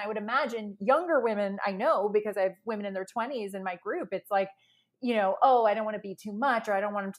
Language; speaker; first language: English; native; English